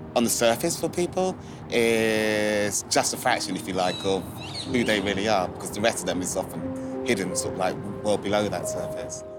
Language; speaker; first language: English; native; English